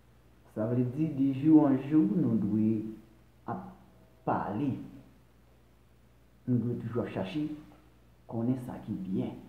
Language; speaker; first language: French; non-native, local second language; Haitian Creole